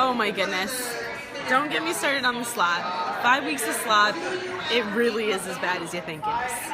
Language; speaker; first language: English; native; English